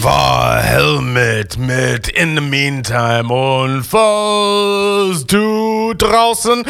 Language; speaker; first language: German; non-native, fluent; English